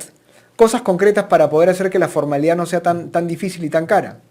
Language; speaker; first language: Spanish; native; Spanish